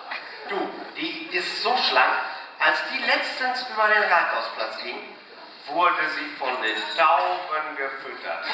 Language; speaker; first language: German; native; German